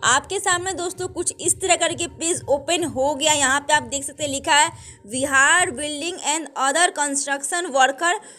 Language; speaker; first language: Hindi; native; Hindi